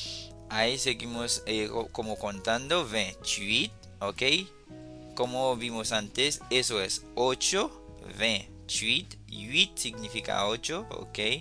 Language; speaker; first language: Spanish; non-native, fluent; Haitian Creole